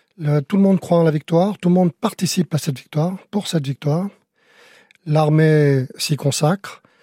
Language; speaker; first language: French; native; French